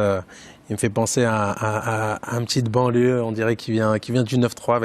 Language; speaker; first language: French; native; French